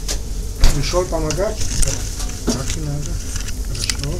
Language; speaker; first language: Russian; non-native, fluent; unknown